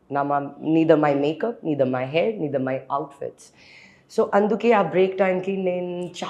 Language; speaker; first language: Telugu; non-native, local second language; Hindi